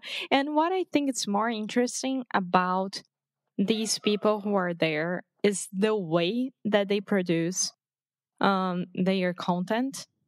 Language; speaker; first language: English; non-native, fluent; Portuguese